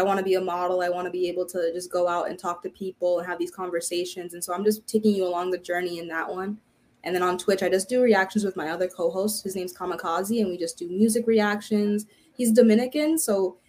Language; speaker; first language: English; early bilingual, other home language; Haitian Creole